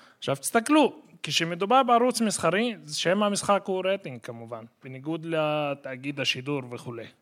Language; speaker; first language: Hebrew; non-native, local second language; Arabic